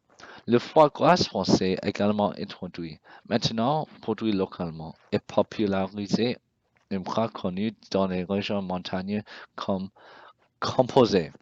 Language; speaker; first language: French; non-native, learner; English